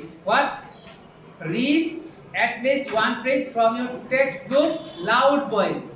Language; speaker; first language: English; non-native, learner; Bangla